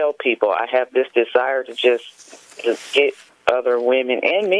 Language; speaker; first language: English; native; English